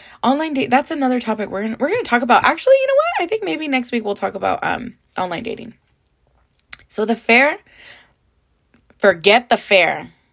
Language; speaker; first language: English; early bilingual, other home language; Spanish